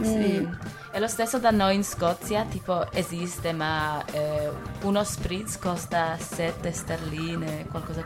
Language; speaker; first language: Italian; non-native, fluent; English